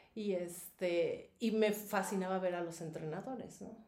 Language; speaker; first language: Spanish; native; Spanish